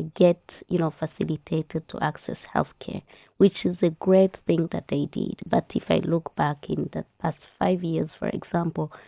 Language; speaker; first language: English; non-native, local second language; Kinyarwanda